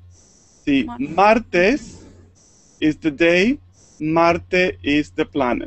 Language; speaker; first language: English; non-native, fluent; Spanish